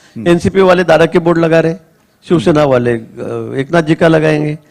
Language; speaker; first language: Hindi; non-native, local second language; Marathi